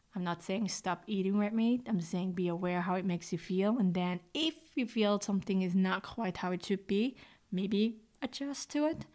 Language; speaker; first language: English; non-native, fluent; Swiss German